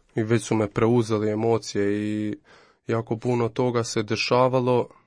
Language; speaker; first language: Croatian; non-native, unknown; Albanian